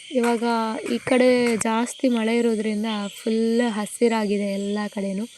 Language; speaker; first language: Kannada; non-native, local second language; Tulu